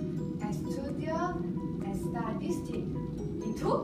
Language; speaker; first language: Spanish; non-native, learner; Chinese